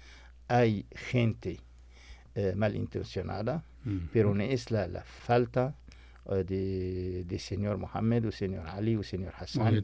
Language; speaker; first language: Spanish; non-native, fluent; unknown